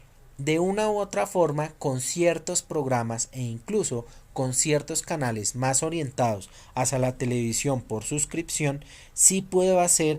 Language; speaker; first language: Spanish; native; Spanish